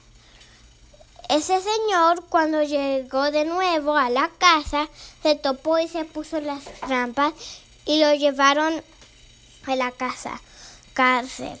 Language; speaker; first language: Spanish; early bilingual, heritage; Spanish